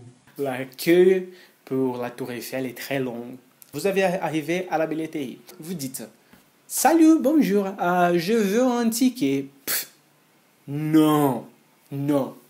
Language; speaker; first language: French; non-native, fluent; Portuguese